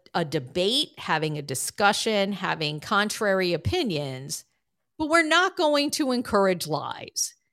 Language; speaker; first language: English; native; English